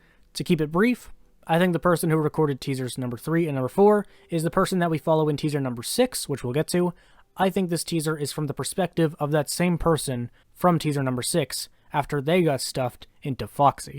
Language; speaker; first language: English; native; English